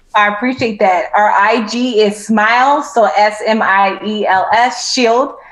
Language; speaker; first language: English; native; English